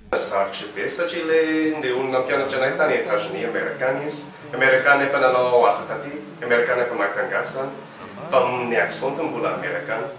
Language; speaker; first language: Malagasy; non-native, fluent; English